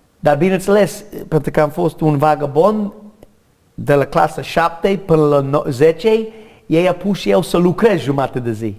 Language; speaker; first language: Romanian; non-native, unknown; English